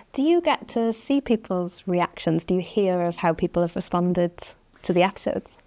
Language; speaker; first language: English; native; English